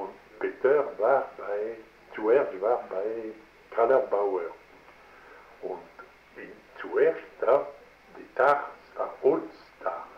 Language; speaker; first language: German; non-native, learner; French